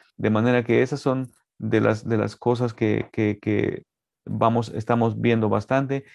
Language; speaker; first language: Spanish; native; Spanish